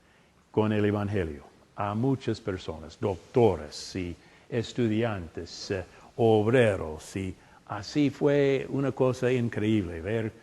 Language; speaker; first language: Spanish; non-native, fluent; English